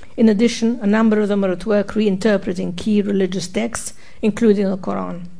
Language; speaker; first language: English; non-native, fluent; Arabic